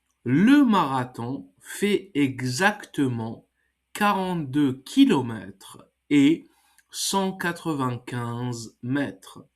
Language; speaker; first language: French; non-native, fluent; English